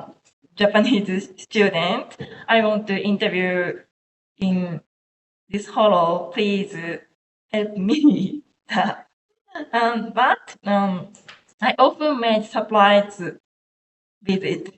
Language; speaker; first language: English; non-native, learner; Japanese